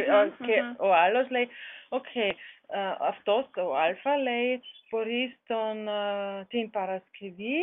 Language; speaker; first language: Greek; non-native, learner; German